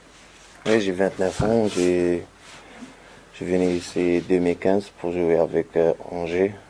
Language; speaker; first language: French; non-native, learner; Arabic